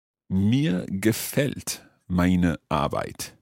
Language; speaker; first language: German; non-native, learner; English